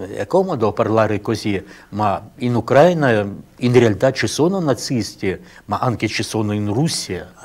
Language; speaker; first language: Italian; non-native, learner; Russian